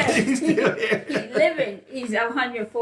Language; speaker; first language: English; native; English